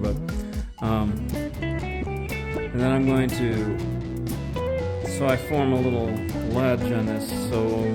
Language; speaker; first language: English; native; English